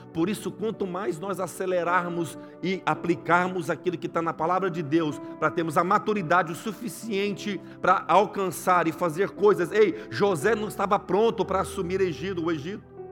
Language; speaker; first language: Portuguese; native; Portuguese